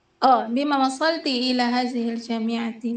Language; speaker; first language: Arabic; non-native, learner; Indonesian